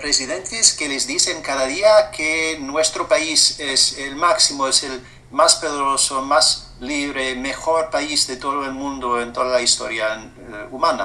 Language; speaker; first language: Spanish; non-native, fluent; English